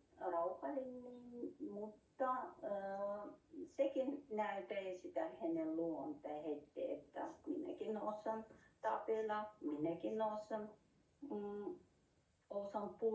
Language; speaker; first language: Finnish; non-native, learner; Russian